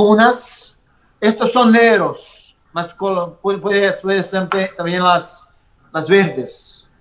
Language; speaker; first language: Spanish; non-native, learner; Portuguese